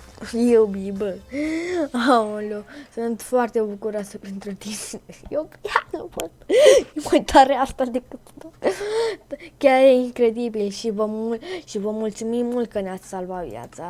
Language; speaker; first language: Romanian; native; Romanian